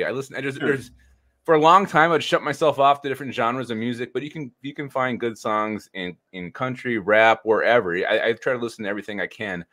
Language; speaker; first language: English; native; English